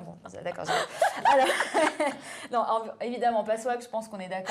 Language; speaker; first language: French; native; French